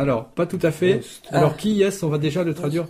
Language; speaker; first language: French; native; French